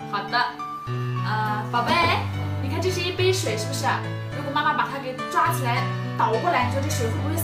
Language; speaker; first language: Chinese; native; Chinese